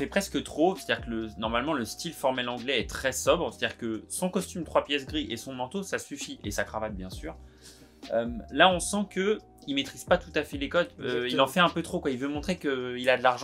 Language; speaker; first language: French; native; French